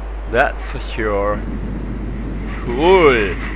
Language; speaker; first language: English; non-native, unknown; Dutch